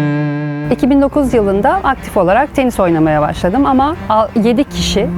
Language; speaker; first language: Turkish; native; Turkish